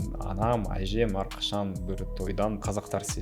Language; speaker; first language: Kazakh; non-native, local second language; Russian